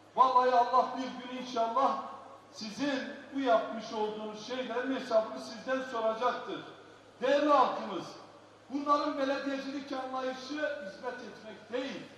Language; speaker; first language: Turkish; non-native, local second language; Kurdish